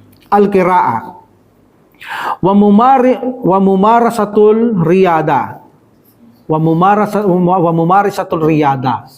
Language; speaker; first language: Arabic; non-native, fluent; Filipino